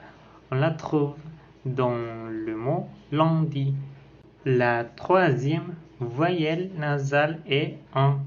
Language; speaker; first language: French; non-native, learner; Spanish